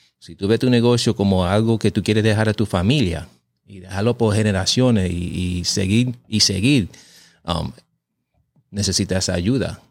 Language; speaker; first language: Spanish; early bilingual, heritage; Spanish